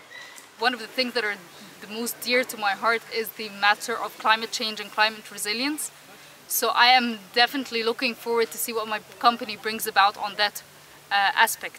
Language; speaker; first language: English; non-native, fluent; Arabic